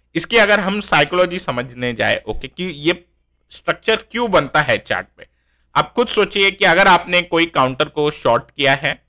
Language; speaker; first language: Hindi; native; Hindi